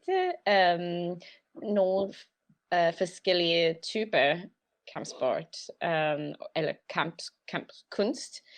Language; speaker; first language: Danish; non-native, learner; English